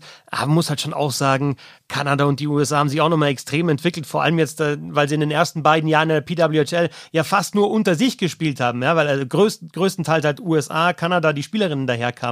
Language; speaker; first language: German; native; German